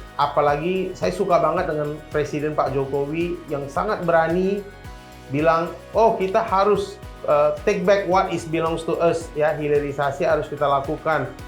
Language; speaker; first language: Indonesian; non-native, fluent; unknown